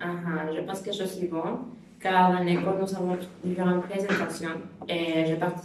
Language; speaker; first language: French; non-native, learner; Spanish